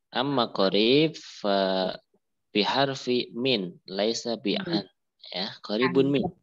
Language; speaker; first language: Arabic; non-native, fluent; Indonesian